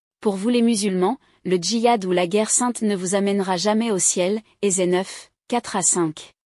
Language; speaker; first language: French; non-native, local second language; Rundi